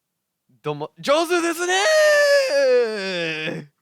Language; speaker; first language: Japanese; non-native, learner; English